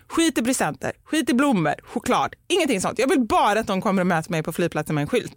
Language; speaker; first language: Swedish; native; Swedish